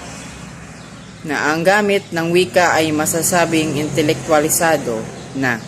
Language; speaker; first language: Filipino; non-native, local second language; Cebuano